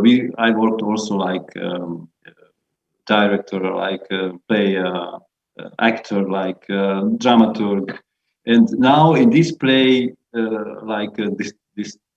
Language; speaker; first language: English; non-native, fluent; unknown